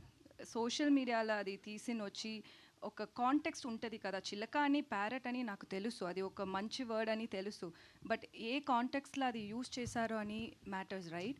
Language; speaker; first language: Telugu; non-native, learner; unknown